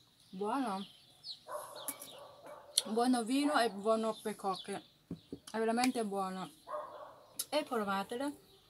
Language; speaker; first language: Italian; non-native, learner; Thai